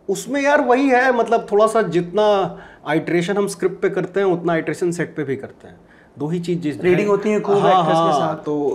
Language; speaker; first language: Hindi; native; Hindi